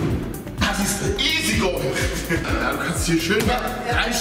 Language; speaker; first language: German; native; German